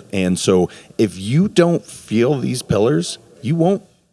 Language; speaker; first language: English; native; English